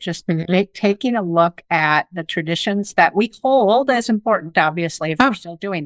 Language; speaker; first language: English; native; English